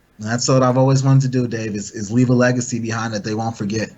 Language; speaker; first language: English; native; English